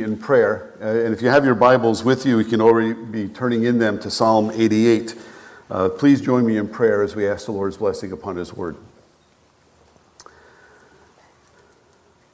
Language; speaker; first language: English; native; English